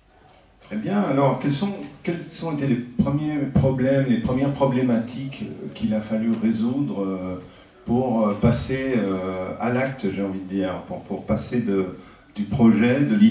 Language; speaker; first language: French; native; French